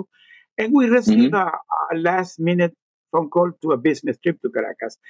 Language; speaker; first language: English; non-native, fluent; Spanish